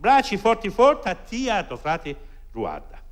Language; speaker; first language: Italian; early bilingual, heritage; French